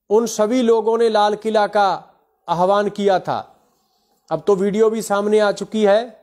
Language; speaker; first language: Hindi; non-native, local second language; Punjabi